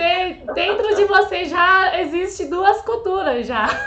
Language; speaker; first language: Portuguese; non-native, fluent; Chinese